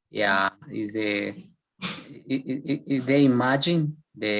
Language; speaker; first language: English; non-native, learner; Spanish